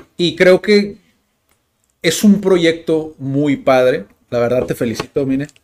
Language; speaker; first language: Spanish; native; Spanish